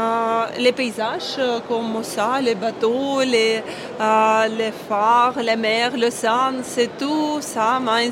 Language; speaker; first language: French; non-native, learner; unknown